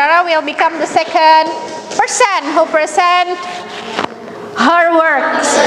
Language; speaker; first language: English; non-native, fluent; Indonesian